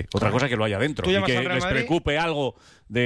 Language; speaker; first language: Spanish; native; Spanish